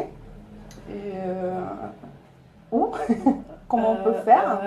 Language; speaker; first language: French; non-native, local second language; Arabic